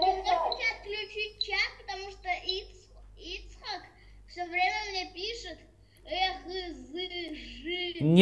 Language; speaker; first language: Russian; early bilingual, heritage; Russian